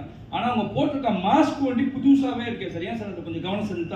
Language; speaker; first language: Tamil; native; Tamil